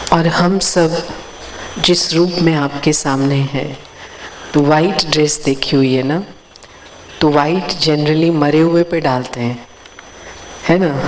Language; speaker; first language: Hindi; native; Hindi